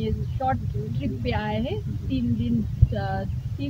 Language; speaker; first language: Hindi; non-native, learner; Nepali